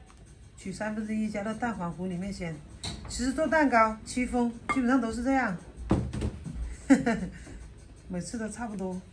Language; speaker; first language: Chinese; native; Chinese